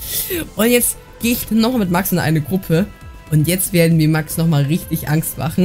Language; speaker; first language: German; native; German